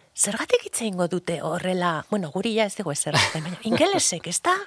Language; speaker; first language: Basque; non-native, local second language; Spanish